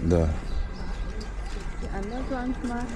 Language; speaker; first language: English; non-native, learner; German